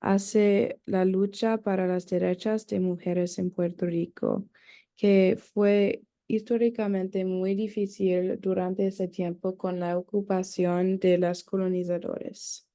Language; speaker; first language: Spanish; non-native, learner; English